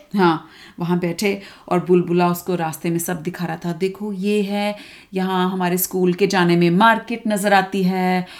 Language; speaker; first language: Hindi; native; Hindi